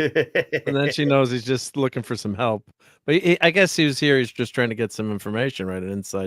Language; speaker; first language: English; native; English